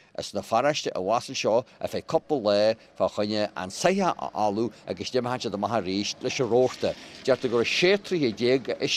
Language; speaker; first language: Irish; native; Irish